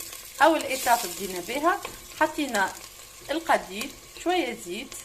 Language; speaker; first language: Arabic; native; Arabic